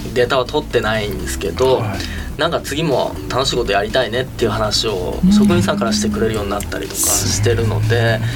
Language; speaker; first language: Japanese; native; Japanese